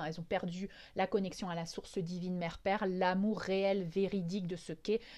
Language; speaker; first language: French; native; French